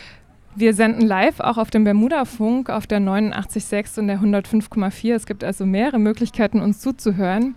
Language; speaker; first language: German; native; German